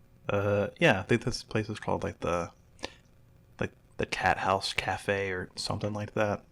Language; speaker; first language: English; native; English